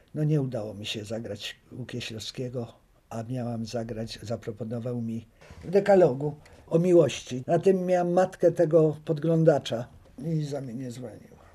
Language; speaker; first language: Polish; native; Polish